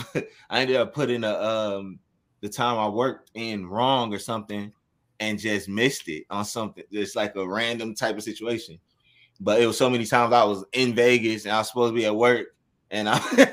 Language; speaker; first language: English; native; English